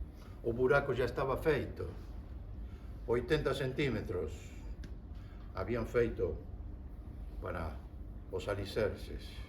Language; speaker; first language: Portuguese; non-native, fluent; Spanish